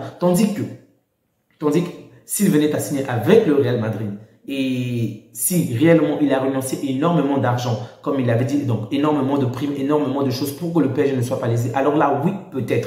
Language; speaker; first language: French; native; French